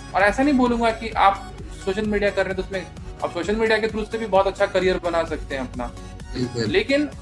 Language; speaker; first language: Hindi; native; Hindi